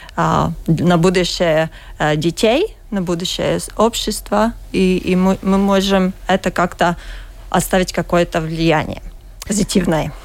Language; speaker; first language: Russian; non-native, learner; Latvian